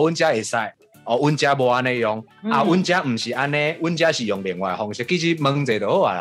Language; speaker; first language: Chinese; native; Chinese